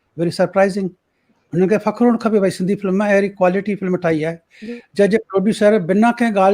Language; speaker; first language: Sindhi; early bilingual, heritage; Sindhi